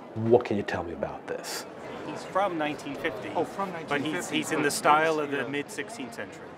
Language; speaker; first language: English; native; English